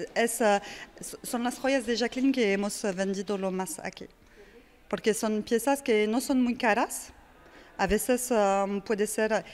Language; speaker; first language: Spanish; non-native, fluent; French